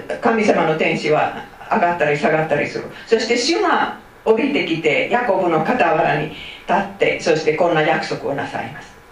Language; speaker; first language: Japanese; non-native, fluent; Finnish